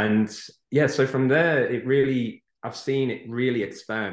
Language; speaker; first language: English; native; English